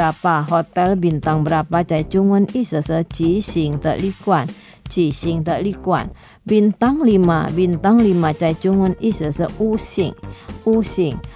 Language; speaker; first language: Chinese; non-native, fluent; Indonesian